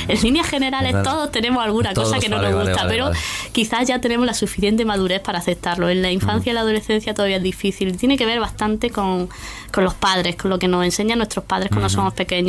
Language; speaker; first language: Spanish; native; Spanish